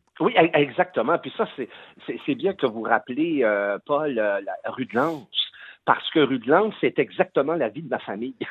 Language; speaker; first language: French; native; French